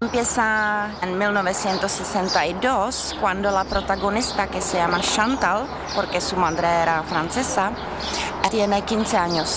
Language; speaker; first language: Spanish; non-native, fluent; Czech